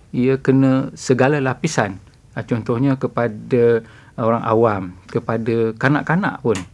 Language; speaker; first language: Malay; native; Malay